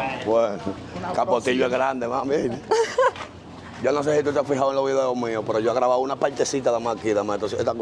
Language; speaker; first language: Spanish; native; Spanish